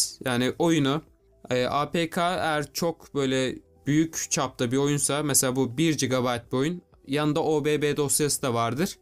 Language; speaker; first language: Turkish; native; Turkish